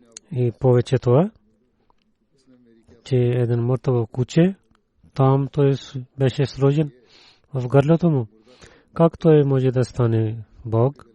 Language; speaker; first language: Bulgarian; non-native, learner; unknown